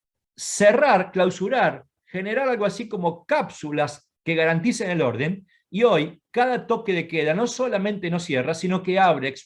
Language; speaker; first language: Spanish; native; Spanish